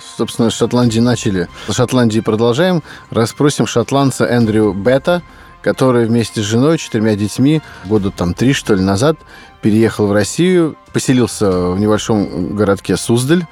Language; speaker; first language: Russian; native; Russian